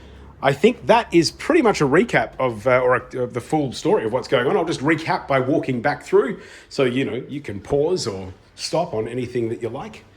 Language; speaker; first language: English; native; English